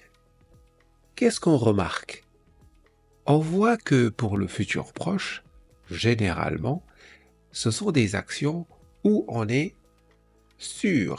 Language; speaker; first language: French; non-native, fluent; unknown